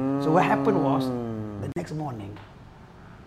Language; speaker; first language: English; non-native, local second language; Malay